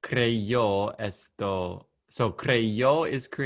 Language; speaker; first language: Spanish; non-native, learner; English